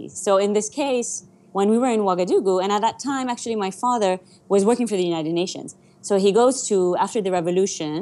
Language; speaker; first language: English; non-native, fluent; Persian